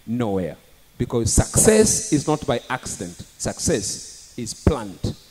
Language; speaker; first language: English; non-native, local second language; Swahili